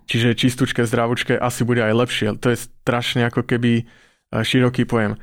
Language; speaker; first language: Slovak; native; Slovak